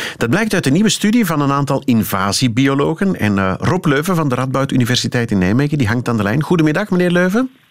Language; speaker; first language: Dutch; native; Dutch